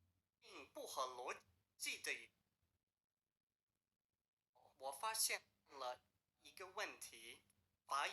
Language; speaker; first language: Chinese; non-native, learner; English